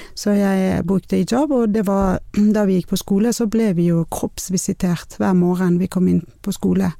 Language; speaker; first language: Norwegian; non-native, fluent; Persian